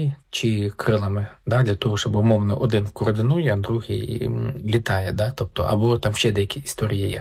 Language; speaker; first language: Ukrainian; native; Ukrainian